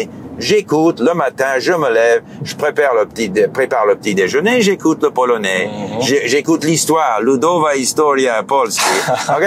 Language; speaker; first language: French; non-native, fluent; English